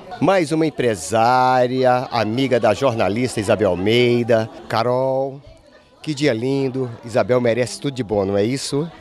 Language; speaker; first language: Portuguese; native; Portuguese